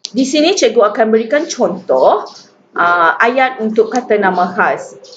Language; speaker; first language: Malay; native; Malay